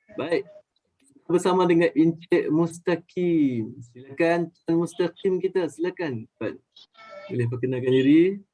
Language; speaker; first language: Malay; native; Malay